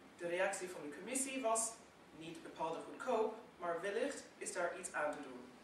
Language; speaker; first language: Dutch; non-native, fluent; English